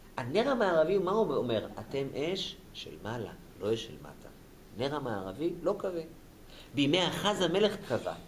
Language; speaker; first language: Hebrew; native; Hebrew